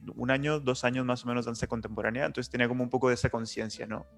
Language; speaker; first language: Spanish; native; Spanish